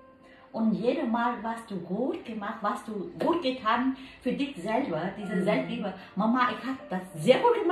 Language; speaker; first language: German; non-native, learner; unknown